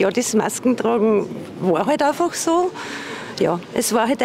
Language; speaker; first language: German; native; German